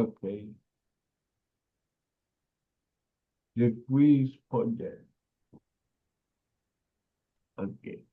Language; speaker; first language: English; non-native, learner; Indonesian